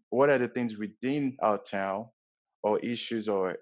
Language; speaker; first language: English; non-native, local second language; Yoruba